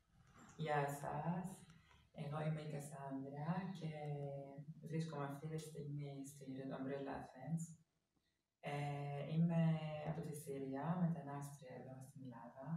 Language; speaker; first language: Greek; non-native, fluent; Arabic